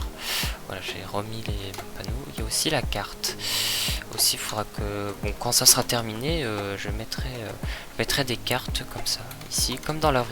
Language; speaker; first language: French; native; French